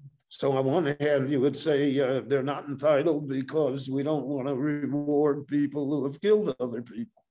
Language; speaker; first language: English; native; English